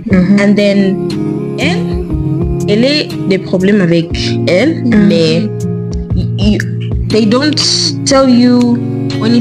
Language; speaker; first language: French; non-native, learner; English